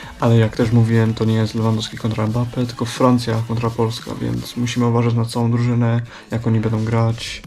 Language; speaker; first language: Polish; early bilingual, heritage; Polish